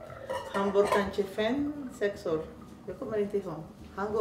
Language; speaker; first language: Swedish; non-native, learner; Spanish